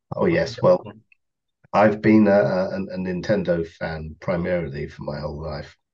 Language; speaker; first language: English; native; English